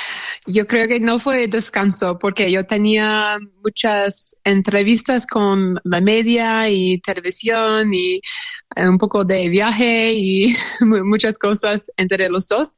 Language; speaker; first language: Spanish; non-native, learner; English